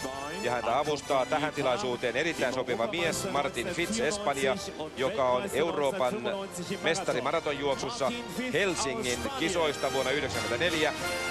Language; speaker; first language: Finnish; native; Finnish